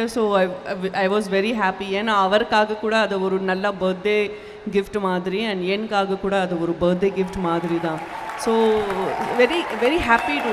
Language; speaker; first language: Tamil; non-native, local second language; Gujarati